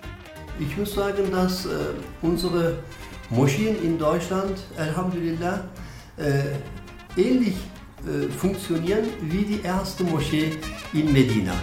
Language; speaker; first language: German; non-native, fluent; Turkish